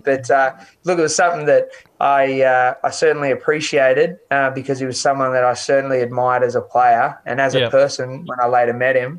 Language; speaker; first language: English; native; English